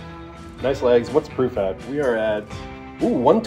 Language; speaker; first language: English; native; English